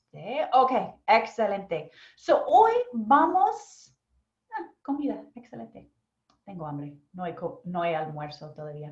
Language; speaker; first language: Spanish; non-native, fluent; English